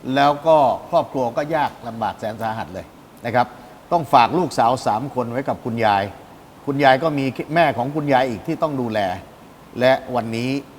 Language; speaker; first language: Thai; native; Thai